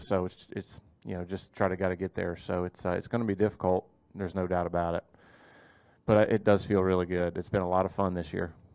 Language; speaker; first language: English; native; English